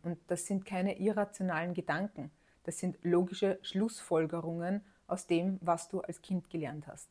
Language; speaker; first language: German; native; German